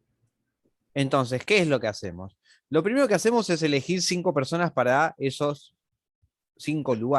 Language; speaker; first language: Spanish; native; Spanish